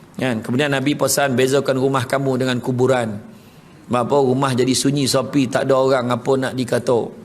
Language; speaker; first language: Malay; native; Malay